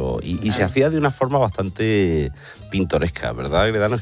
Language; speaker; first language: Spanish; native; Spanish